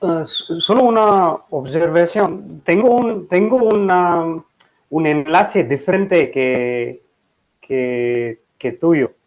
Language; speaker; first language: Spanish; non-native, learner; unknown